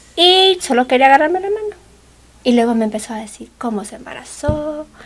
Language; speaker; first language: Spanish; native; Spanish